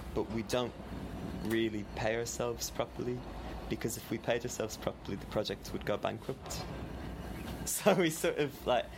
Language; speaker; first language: English; native; English